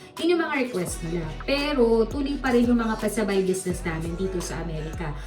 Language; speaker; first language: Filipino; native; Filipino